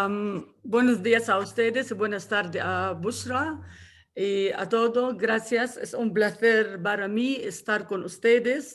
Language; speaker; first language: Spanish; non-native, fluent; Arabic